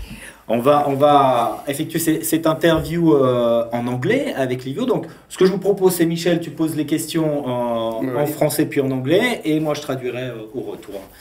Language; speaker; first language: French; native; French